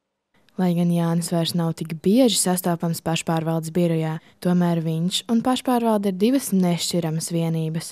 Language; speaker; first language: Latvian; native; Latvian